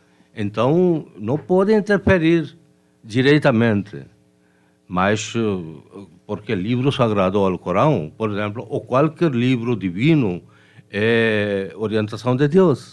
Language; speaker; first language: Portuguese; non-native, fluent; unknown